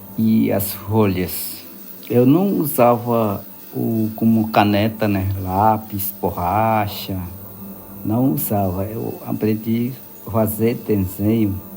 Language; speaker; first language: Portuguese; non-native, local second language; Yanomámi